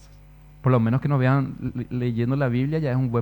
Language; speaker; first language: Spanish; native; Spanish